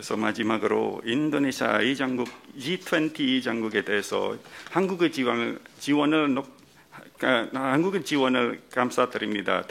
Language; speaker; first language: Korean; non-native, fluent; Indonesian